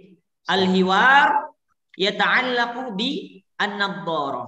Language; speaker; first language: Arabic; non-native, fluent; Indonesian